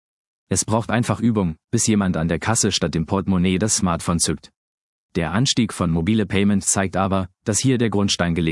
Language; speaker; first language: German; native; German